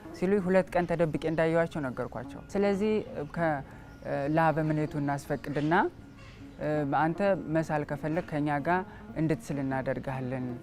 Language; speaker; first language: Amharic; native; Amharic